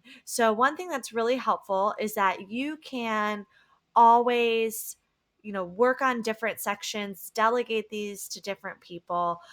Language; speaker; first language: English; native; English